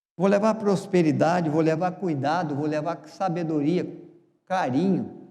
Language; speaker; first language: Portuguese; native; Portuguese